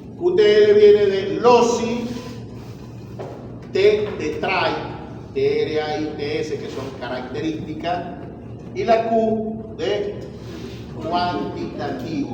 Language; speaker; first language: Spanish; native; Spanish